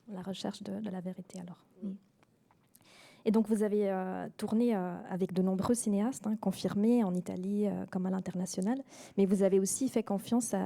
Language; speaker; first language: French; native; French